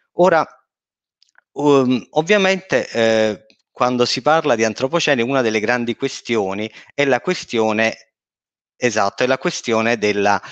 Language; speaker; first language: Italian; native; Italian